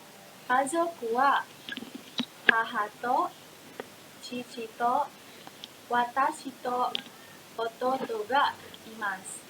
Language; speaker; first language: Japanese; non-native, learner; Indonesian